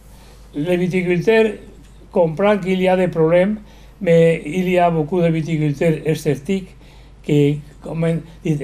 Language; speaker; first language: French; non-native, learner; Spanish